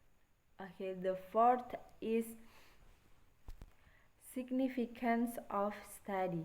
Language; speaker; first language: English; non-native, learner; Indonesian